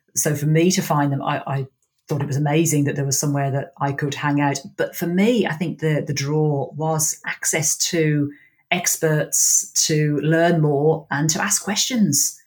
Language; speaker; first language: English; native; English